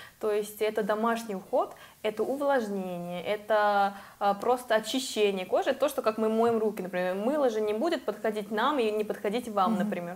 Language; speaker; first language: Russian; non-native, fluent; Korean